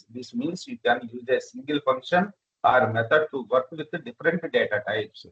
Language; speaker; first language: English; non-native, local second language; Telugu